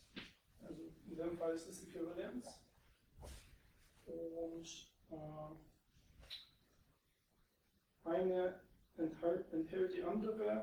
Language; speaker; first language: German; non-native, fluent; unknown